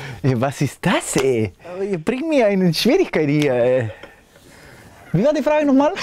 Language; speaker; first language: German; non-native, fluent; Spanish